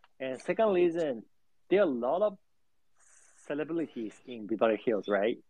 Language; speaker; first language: English; non-native, learner; Japanese